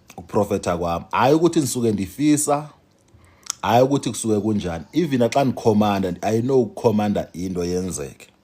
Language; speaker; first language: Zulu; non-native, local second language; Xhosa